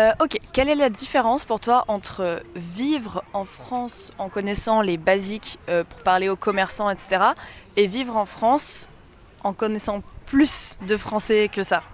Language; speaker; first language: French; native; French